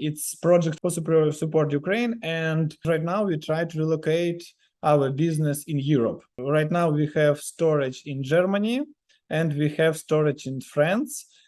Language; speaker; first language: English; non-native, learner; Ukrainian